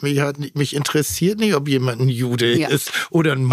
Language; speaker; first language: German; native; German